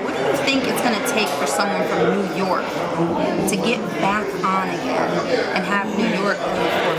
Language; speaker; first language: English; native; English